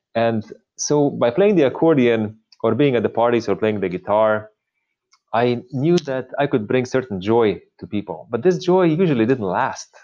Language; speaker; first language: English; non-native, fluent; Slovenian